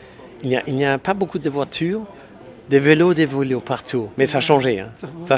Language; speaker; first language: French; non-native, local second language; Luxembourgish